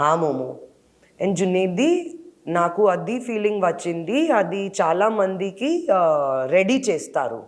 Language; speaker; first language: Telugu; non-native, local second language; Hindi